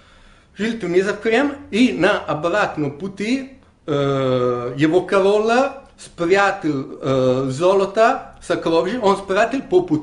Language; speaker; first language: Russian; non-native, learner; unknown